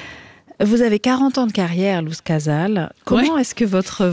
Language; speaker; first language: French; native; French